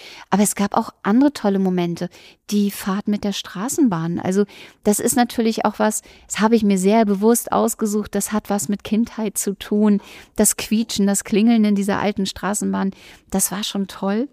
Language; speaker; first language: German; native; German